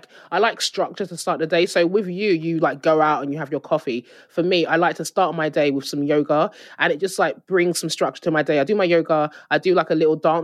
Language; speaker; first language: English; native; English